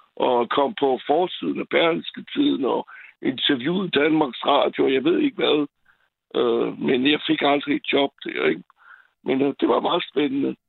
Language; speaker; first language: Danish; non-native, fluent; French